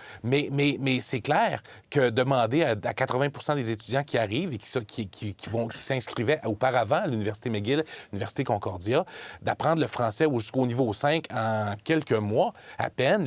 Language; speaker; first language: French; native; French